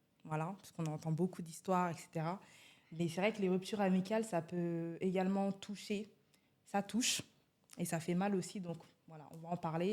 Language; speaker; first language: French; native; French